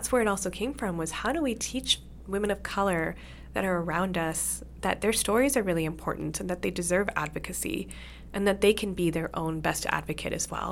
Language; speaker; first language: English; native; English